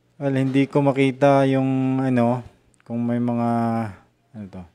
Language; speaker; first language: Filipino; non-native, local second language; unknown